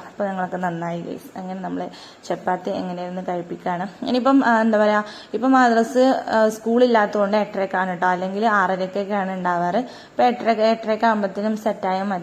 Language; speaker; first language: Malayalam; native; Malayalam